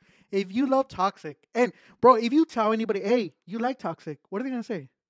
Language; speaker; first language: English; early bilingual, other home language; Spanish